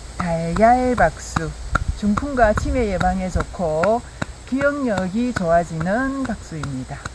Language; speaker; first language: Korean; native; Korean